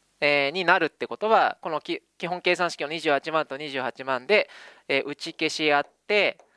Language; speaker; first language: Japanese; native; Japanese